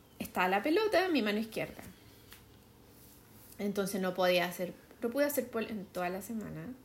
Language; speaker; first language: Spanish; native; Spanish